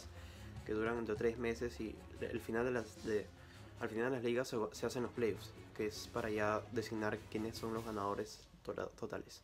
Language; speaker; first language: Spanish; native; Spanish